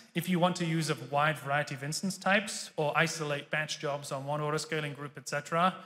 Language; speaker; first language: English; native; English